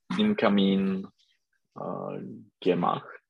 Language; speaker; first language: German; non-native, learner; Czech